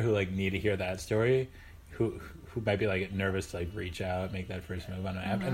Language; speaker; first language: English; native; English